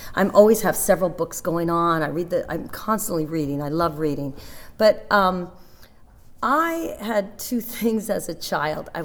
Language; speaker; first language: English; native; English